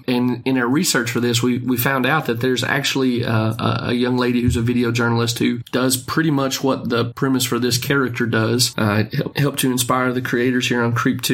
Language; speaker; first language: English; native; English